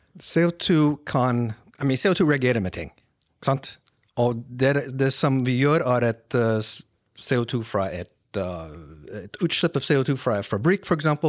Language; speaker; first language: Norwegian; non-native, fluent; English